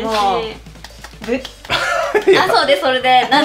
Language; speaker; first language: Japanese; native; Japanese